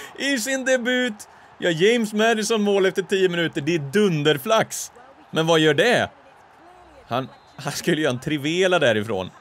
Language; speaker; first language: Swedish; native; Swedish